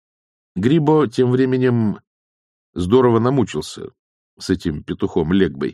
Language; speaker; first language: Russian; native; Russian